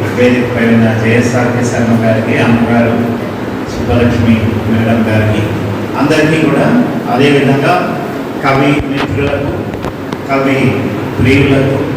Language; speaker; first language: Telugu; native; Telugu